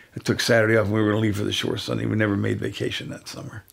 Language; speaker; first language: English; native; English